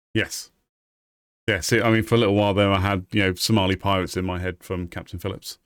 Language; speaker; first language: English; native; English